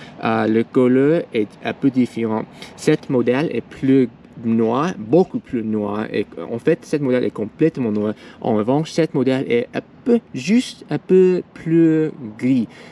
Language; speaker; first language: French; non-native, learner; English